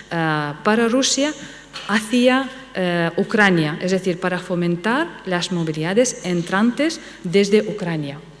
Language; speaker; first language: Spanish; non-native, fluent; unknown